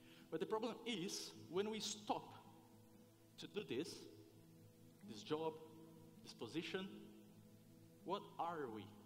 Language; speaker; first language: English; non-native, fluent; Portuguese